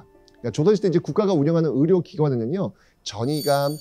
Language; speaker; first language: Korean; native; Korean